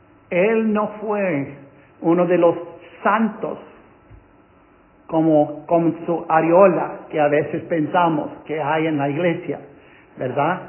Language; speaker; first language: Spanish; non-native, fluent; English